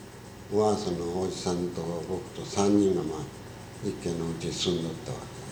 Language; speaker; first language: Japanese; native; Japanese